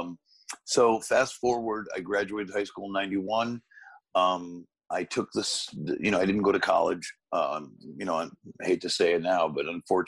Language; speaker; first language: English; native; English